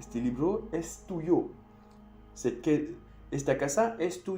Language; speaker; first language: Spanish; non-native, fluent; French